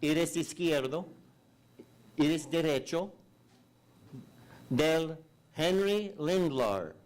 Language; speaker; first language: Spanish; non-native, learner; English